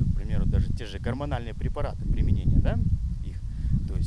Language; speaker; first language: Russian; native; Russian